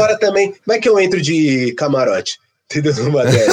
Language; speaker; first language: Portuguese; native; Portuguese